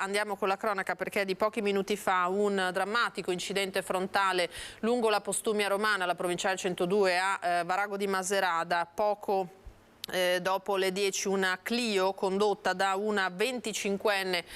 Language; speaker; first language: Italian; native; Italian